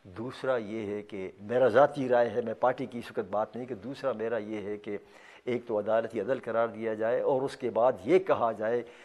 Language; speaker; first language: Urdu; non-native, local second language; Pashto